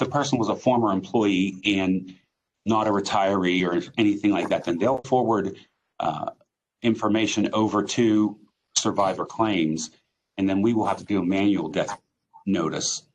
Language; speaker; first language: English; native; English